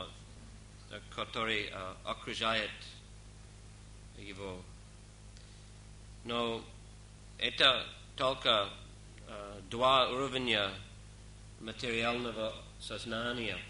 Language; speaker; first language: Russian; non-native, fluent; English